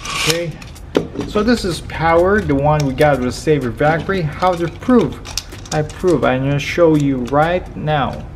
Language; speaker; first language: English; non-native, local second language; Chinese